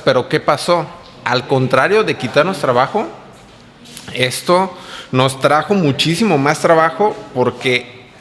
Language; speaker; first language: Spanish; native; Spanish